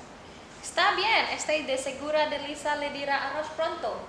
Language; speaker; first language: Spanish; non-native, learner; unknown